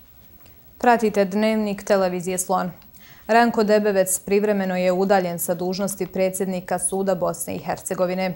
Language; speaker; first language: Serbian; native; Serbian